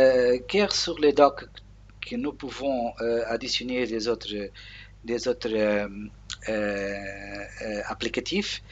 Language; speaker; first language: French; non-native, learner; Portuguese